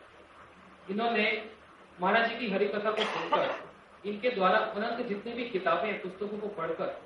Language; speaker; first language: Hindi; native; Hindi